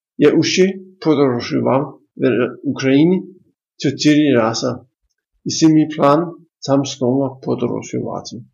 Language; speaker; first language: Ukrainian; non-native, learner; Danish